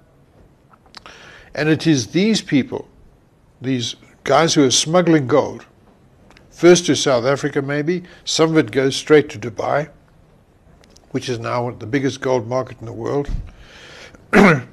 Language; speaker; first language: English; native; English